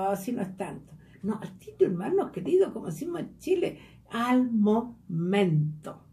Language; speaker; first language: Spanish; native; Spanish